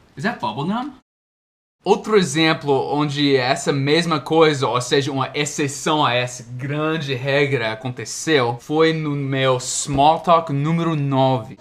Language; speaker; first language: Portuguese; non-native, fluent; English